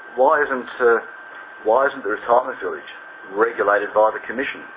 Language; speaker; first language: English; native; English